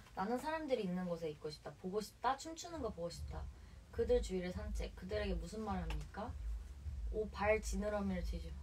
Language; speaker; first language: Korean; early bilingual, heritage; Korean